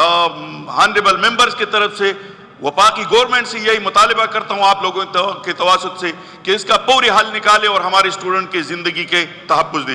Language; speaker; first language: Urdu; non-native, local second language; Pashto